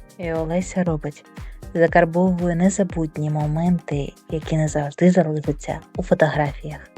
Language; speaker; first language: Ukrainian; native; Ukrainian